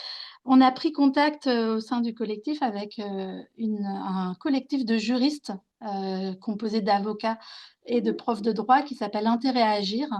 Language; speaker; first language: French; native; French